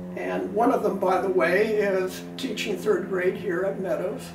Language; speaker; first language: English; native; English